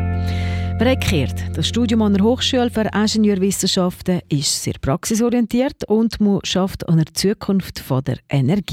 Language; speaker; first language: German; native; German